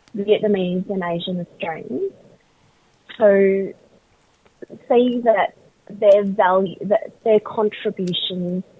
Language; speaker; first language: English; early bilingual, other home language; Vietnamese